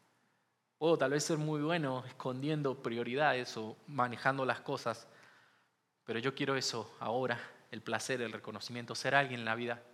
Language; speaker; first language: Spanish; native; Spanish